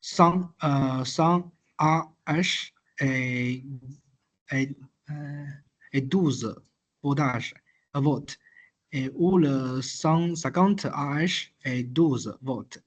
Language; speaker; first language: French; non-native, learner; Chinese